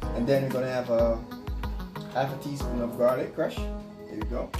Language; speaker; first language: English; native; English